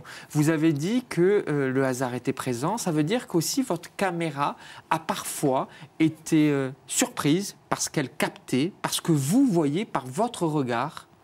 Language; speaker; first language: French; native; French